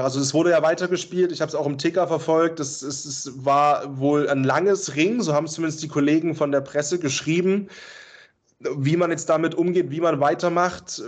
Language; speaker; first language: German; native; German